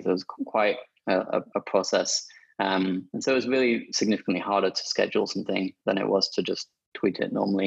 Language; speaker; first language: English; native; English